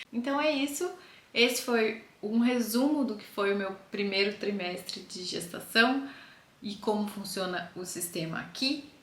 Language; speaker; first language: Portuguese; native; Portuguese